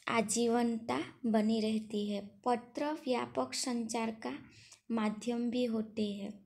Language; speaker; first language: Hindi; non-native, local second language; Gujarati